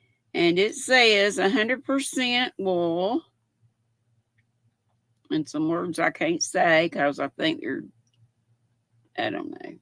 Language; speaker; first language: English; native; English